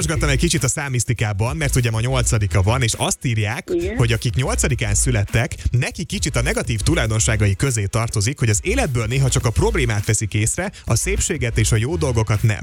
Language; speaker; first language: Hungarian; native; Hungarian